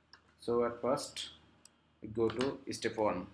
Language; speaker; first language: English; non-native, local second language; Bangla